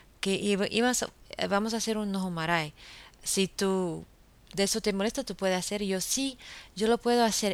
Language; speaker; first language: Spanish; non-native, fluent; English